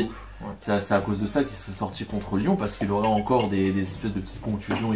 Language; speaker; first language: French; native; French